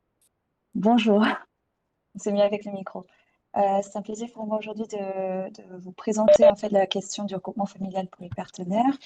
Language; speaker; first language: French; native; French